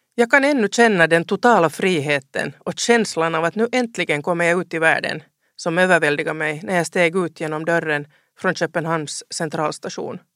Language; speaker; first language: Swedish; native; Swedish